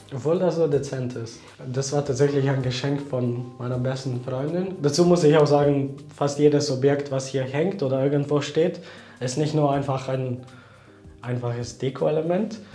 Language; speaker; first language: German; non-native, fluent; Slovenian